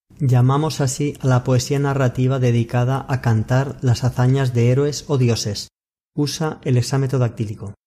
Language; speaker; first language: Spanish; native; Spanish